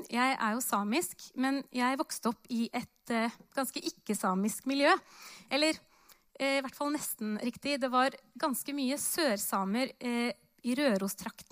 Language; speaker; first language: Norwegian; native; Norwegian